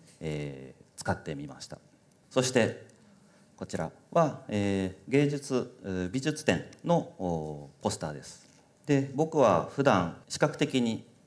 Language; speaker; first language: Japanese; native; Japanese